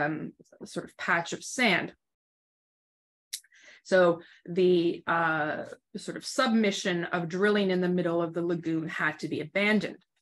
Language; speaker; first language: English; native; English